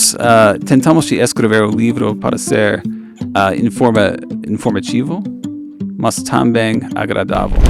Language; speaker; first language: Portuguese; non-native, fluent; English